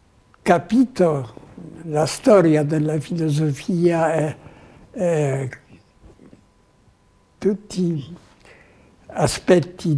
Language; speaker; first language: Italian; non-native, fluent; Polish